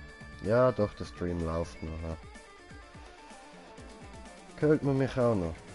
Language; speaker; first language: German; native; German